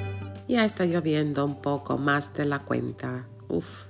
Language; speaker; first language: Spanish; non-native, learner; English